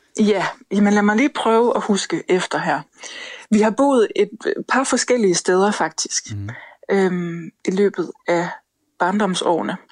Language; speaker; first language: Danish; native; Danish